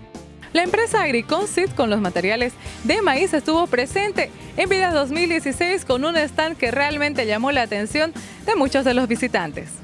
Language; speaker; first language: Spanish; native; Spanish